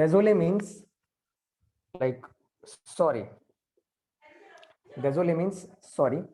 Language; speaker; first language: French; non-native, learner; Hindi